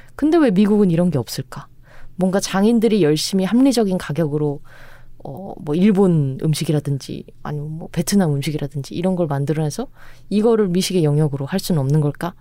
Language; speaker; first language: Korean; native; Korean